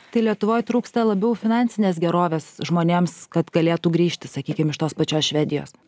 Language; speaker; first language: Lithuanian; native; Lithuanian